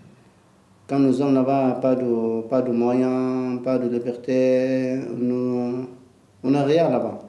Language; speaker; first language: French; non-native, learner; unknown